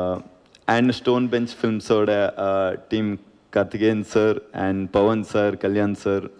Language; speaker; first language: Tamil; non-native, learner; Kannada